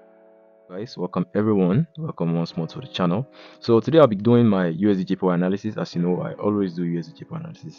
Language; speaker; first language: English; native; English